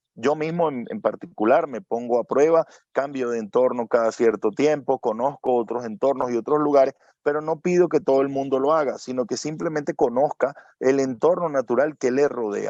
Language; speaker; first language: Spanish; native; Spanish